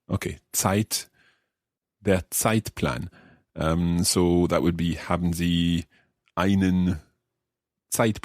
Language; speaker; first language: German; non-native, learner; English